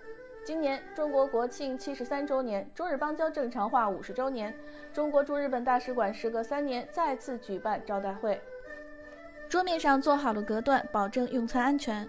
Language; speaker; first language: Chinese; native; Chinese